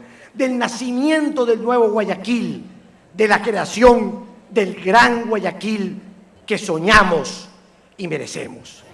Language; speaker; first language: Spanish; native; Spanish